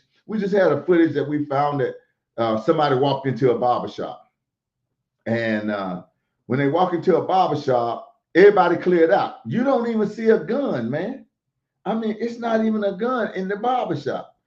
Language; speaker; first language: English; native; English